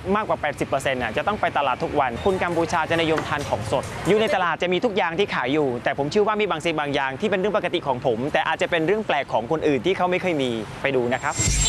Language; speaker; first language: Thai; non-native, fluent; Khmer